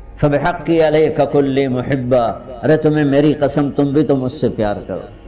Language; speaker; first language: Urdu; non-native, local second language; Punjabi